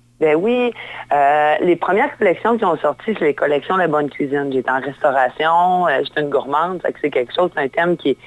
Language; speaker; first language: French; native; French